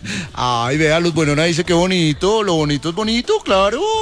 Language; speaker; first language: Spanish; native; Spanish